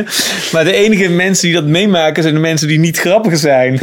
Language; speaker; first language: Dutch; native; Dutch